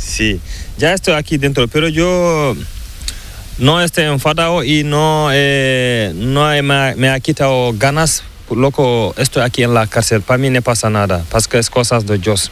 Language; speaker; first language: Spanish; non-native, learner; Fula